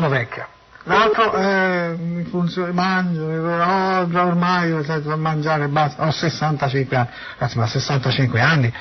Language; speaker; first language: Italian; native; Italian